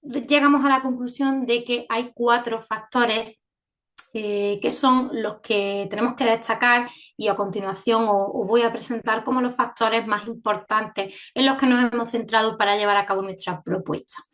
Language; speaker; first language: Spanish; native; Spanish